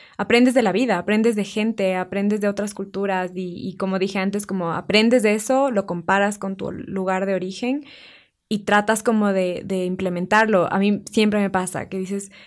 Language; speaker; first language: Spanish; native; Spanish